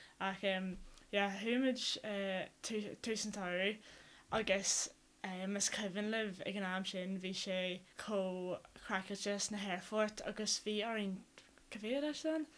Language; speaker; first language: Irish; non-native, local second language; English